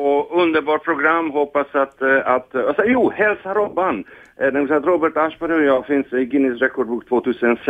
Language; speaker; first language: Swedish; non-native, fluent; Hungarian